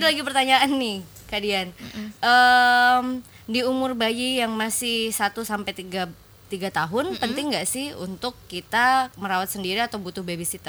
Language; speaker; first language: Indonesian; native; Indonesian